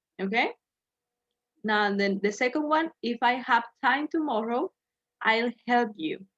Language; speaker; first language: English; non-native, fluent; Spanish